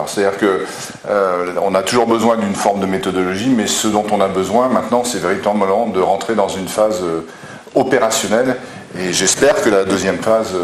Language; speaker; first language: French; native; French